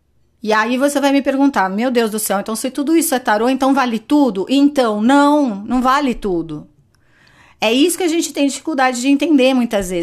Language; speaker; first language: Portuguese; native; Portuguese